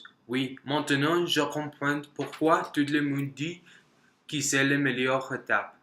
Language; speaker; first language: French; non-native, learner; Spanish